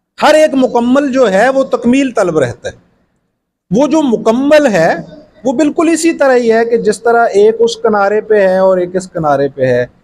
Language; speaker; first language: Urdu; non-native, local second language; Punjabi